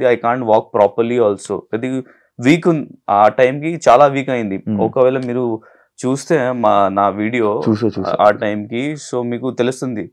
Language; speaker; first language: Telugu; non-native, local second language; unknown